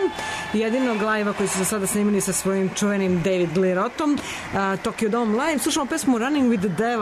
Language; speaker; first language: Serbian; native; Serbian